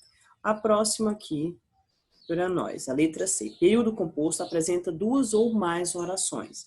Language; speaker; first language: Portuguese; native; Portuguese